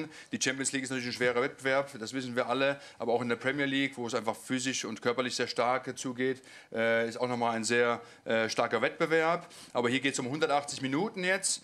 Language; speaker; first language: German; native; German